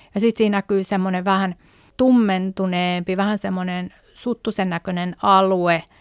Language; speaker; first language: Finnish; native; Finnish